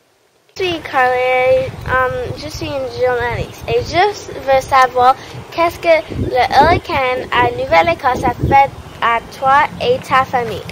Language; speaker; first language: French; non-native, learner; English